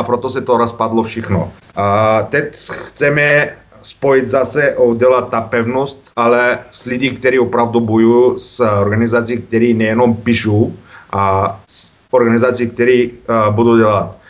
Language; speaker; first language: Czech; non-native, learner; Bulgarian